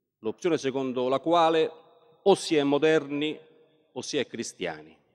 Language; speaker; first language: Italian; native; Italian